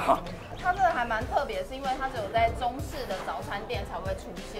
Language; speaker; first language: Chinese; native; Chinese